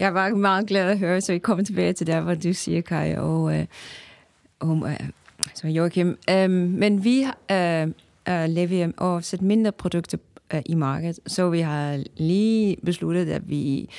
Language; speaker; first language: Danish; non-native, fluent; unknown